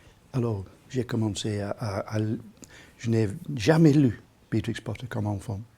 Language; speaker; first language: French; non-native, learner; English